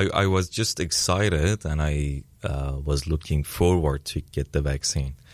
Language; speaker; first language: English; non-native, fluent; Persian